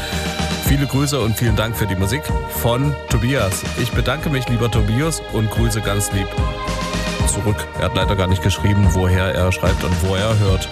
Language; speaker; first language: German; native; German